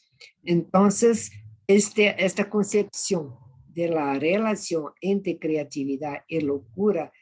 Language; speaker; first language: Spanish; non-native, fluent; Portuguese